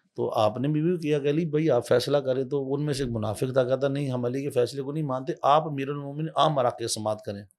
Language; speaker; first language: Urdu; native; Urdu